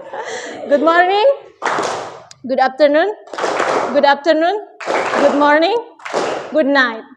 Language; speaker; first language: English; non-native, learner; Indonesian